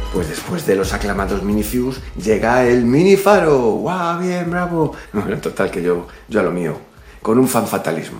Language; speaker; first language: Spanish; native; Spanish